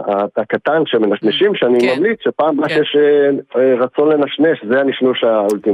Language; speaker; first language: Hebrew; native; Hebrew